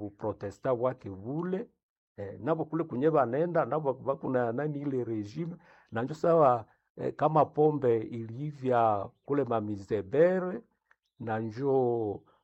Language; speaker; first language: Swahili; non-native, local second language; Nande